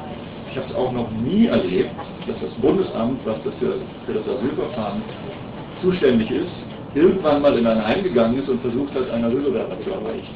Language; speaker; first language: German; native; German